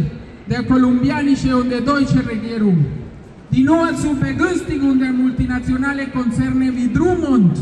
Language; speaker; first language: German; non-native, fluent; Spanish